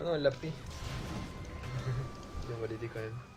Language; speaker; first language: French; native; French